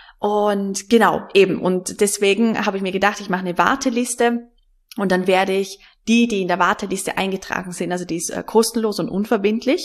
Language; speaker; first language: German; native; German